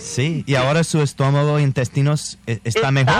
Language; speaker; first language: Spanish; non-native, fluent; English